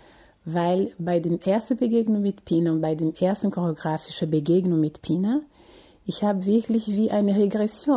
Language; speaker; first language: German; non-native, fluent; Portuguese